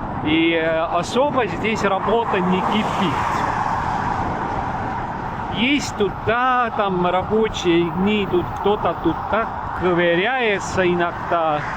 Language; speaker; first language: Russian; non-native, local second language; Estonian